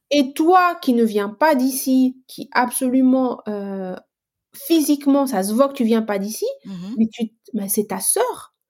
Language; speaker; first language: French; non-native, local second language; Arabic